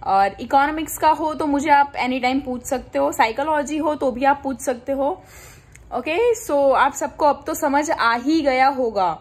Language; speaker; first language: Hindi; non-native, local second language; Gujarati